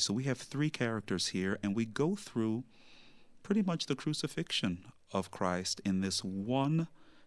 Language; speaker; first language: English; native; English